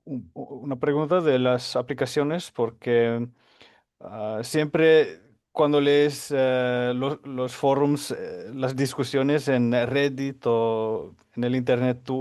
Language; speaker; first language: Spanish; non-native, fluent; Finnish